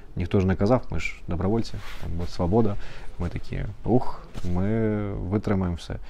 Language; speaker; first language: Ukrainian; native; Ukrainian